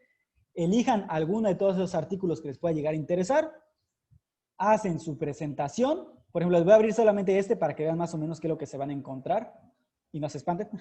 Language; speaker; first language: Spanish; native; Spanish